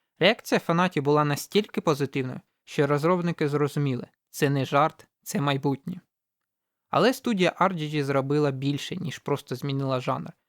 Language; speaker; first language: Ukrainian; native; Ukrainian